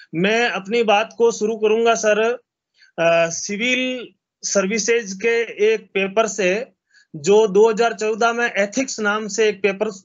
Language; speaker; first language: Hindi; native; Hindi